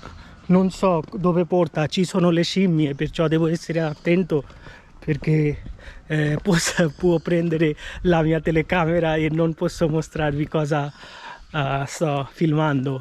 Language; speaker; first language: Italian; non-native, fluent; Bangla